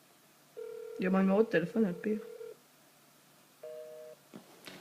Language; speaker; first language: French; native; French